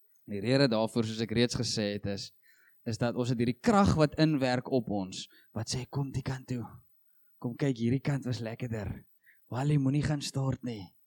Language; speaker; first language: Afrikaans; native; Afrikaans